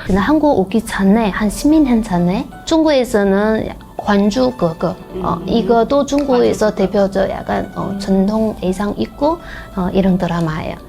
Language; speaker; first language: Korean; non-native, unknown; Chinese